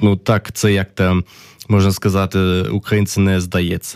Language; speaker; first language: Ukrainian; early bilingual, heritage; German